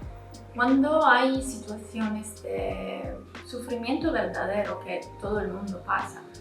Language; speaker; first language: Spanish; non-native, fluent; Italian